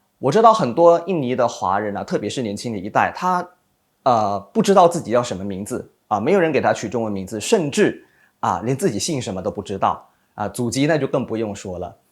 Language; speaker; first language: Chinese; early bilingual, heritage; Chinese